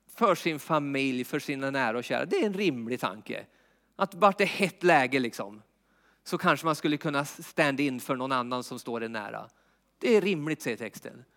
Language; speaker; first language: Swedish; native; Swedish